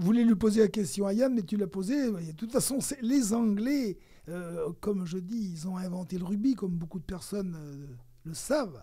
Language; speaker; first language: French; native; French